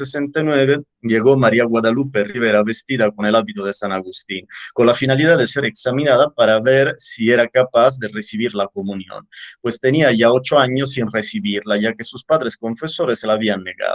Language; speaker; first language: Spanish; native; Spanish